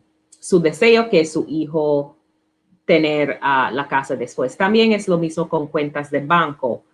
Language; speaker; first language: Spanish; non-native, learner; English